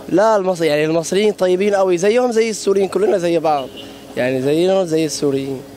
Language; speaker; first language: Arabic; native; Arabic